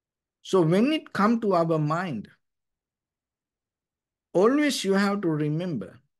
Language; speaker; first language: English; non-native, fluent; Sinhala